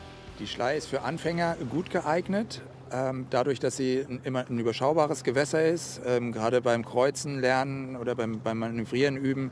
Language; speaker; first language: German; native; German